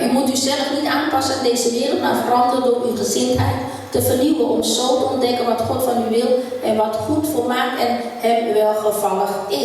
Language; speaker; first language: Dutch; non-native, fluent; Indonesian